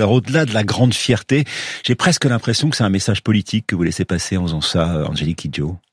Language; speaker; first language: French; native; French